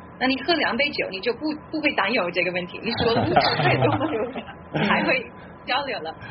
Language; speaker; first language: Chinese; non-native, fluent; English